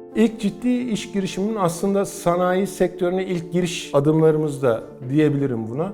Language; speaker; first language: Turkish; native; Turkish